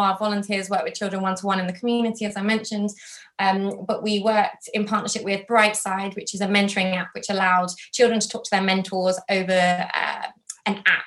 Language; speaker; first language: English; native; English